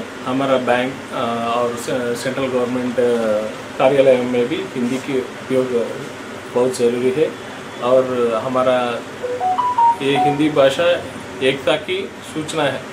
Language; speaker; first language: Hindi; non-native, local second language; Telugu